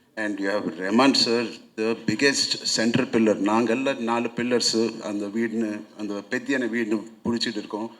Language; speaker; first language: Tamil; non-native, local second language; Telugu